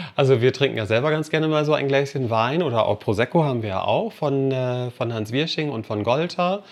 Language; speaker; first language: German; non-native, fluent; English